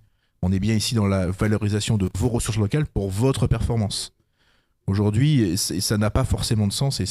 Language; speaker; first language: French; native; French